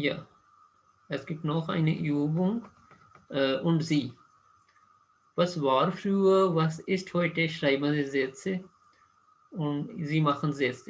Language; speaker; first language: German; non-native, fluent; Urdu